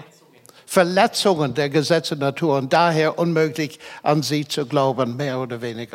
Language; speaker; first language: German; non-native, fluent; English